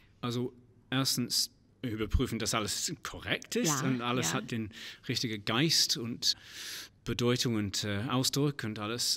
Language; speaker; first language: German; non-native, fluent; English